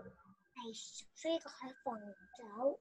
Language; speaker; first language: Chinese; non-native, learner; Vietnamese